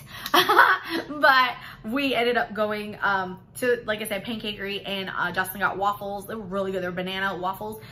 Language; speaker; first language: English; native; English